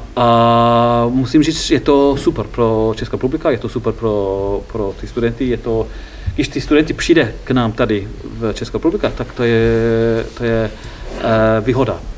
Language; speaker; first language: Czech; non-native, fluent; English